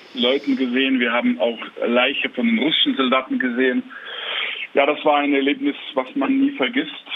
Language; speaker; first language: German; non-native, fluent; Ukrainian